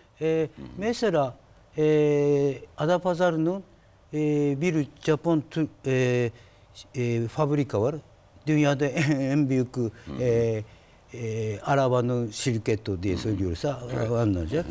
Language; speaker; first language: Turkish; non-native, learner; Japanese